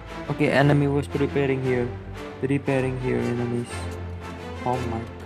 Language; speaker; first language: English; non-native, learner; Indonesian